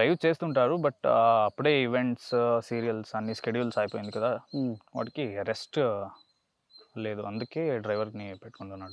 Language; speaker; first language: Telugu; non-native, learner; Kannada